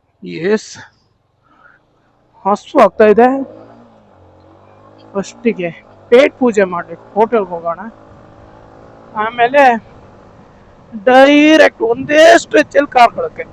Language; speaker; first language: Kannada; non-native, local second language; Tulu